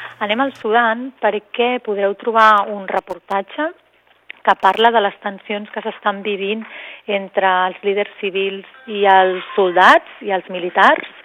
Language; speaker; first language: Catalan; native; Catalan